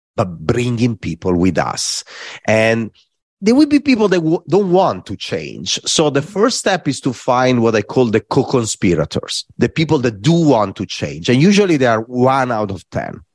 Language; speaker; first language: English; non-native, fluent; Italian